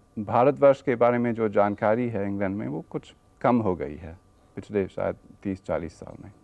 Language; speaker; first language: Hindi; non-native, fluent; English